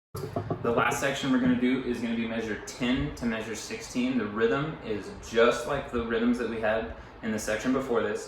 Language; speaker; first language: English; native; English